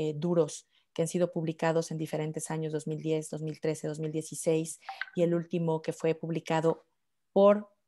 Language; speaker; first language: Spanish; native; Spanish